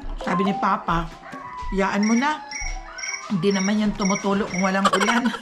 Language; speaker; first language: Filipino; native; Filipino